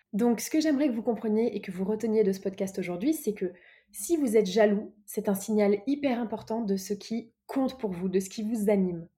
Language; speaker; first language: French; native; French